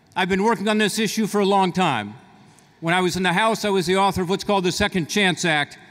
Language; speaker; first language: English; native; English